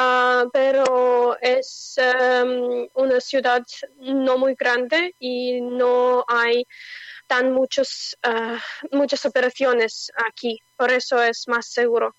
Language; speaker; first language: Spanish; non-native, fluent; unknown